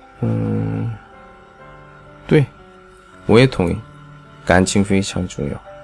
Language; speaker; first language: Chinese; non-native, fluent; Korean